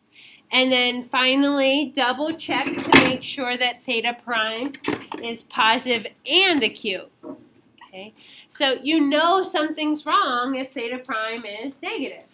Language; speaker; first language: English; native; English